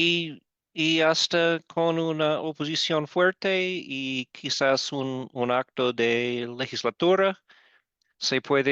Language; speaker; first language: Spanish; non-native, fluent; English